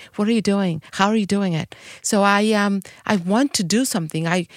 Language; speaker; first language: English; non-native, fluent; Spanish